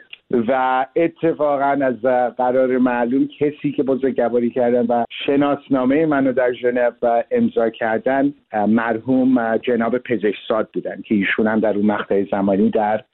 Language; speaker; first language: Persian; early bilingual, heritage; Persian